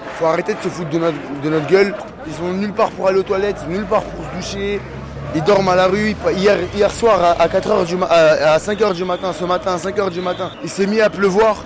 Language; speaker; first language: French; native; French